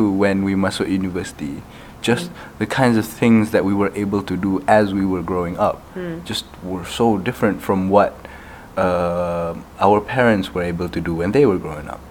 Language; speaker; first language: English; non-native, local second language; Malay